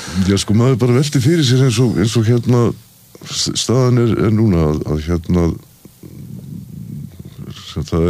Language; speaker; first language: Icelandic; native; Icelandic